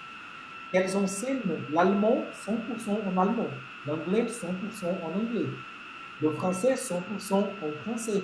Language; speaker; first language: French; non-native, fluent; Portuguese